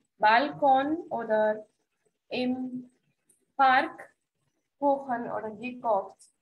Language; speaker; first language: German; non-native, fluent; Hindi